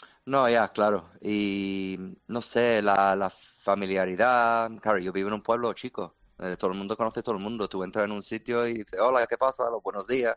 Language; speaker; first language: Spanish; non-native, fluent; English